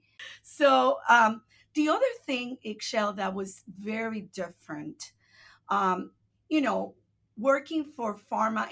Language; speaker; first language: English; non-native, fluent; Spanish